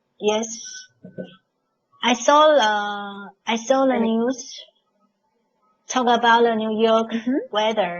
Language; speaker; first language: English; non-native, learner; Chinese